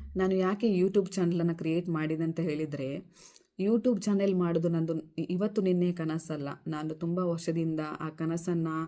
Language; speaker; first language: Kannada; non-native, local second language; Konkani